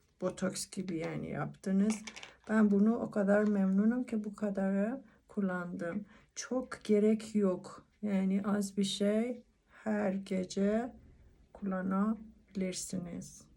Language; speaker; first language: Turkish; non-native, learner; Persian